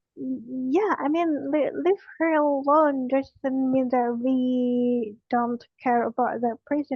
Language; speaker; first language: English; non-native, learner; Indonesian